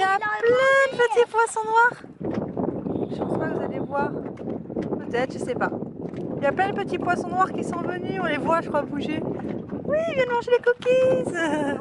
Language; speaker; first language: French; native; French